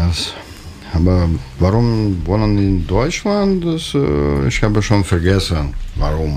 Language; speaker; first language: German; non-native, learner; Russian